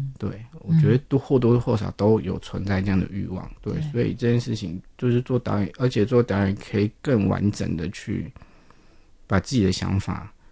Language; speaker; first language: Chinese; non-native, local second language; Min Nan Chinese